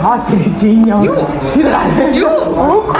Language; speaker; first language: Mongolian; native; Mongolian